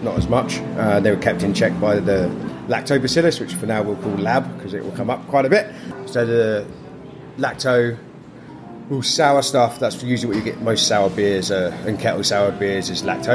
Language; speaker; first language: English; native; English